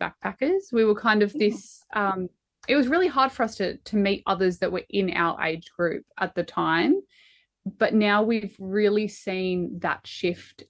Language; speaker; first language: English; native; English